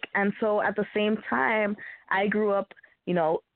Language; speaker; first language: English; early bilingual, other home language; Spanish